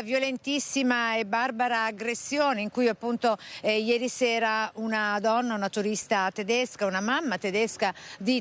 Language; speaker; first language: Italian; native; Italian